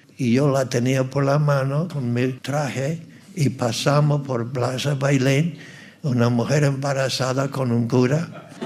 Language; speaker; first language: Spanish; non-native, fluent; English